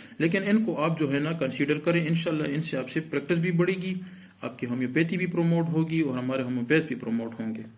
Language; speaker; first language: Urdu; non-native, local second language; Pashto